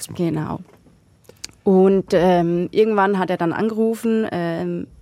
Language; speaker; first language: German; native; German